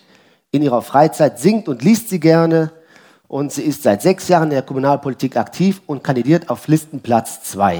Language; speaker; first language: German; native; German